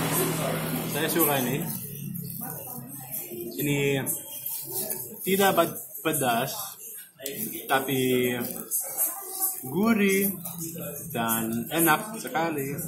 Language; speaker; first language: Indonesian; non-native, learner; English